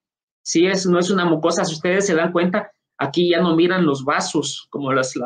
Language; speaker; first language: Spanish; native; Spanish